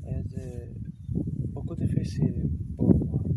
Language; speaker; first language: French; non-native, learner; Portuguese